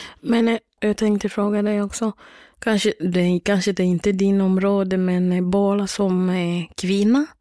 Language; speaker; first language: Swedish; non-native, learner; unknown